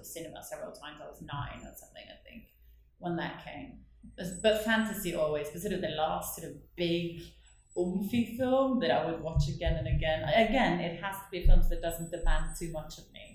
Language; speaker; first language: English; non-native, fluent; Norwegian